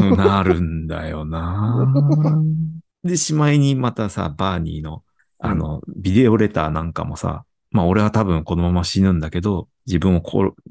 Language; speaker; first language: Japanese; native; Japanese